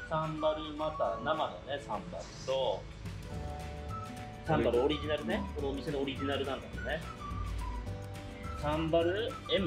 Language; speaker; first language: Japanese; native; Japanese